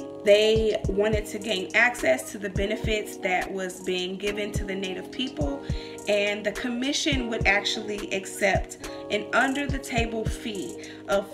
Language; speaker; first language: English; native; English